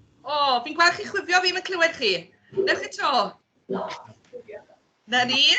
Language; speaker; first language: Welsh; native; Welsh